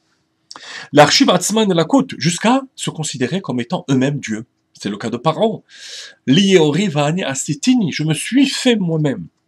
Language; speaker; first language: French; native; French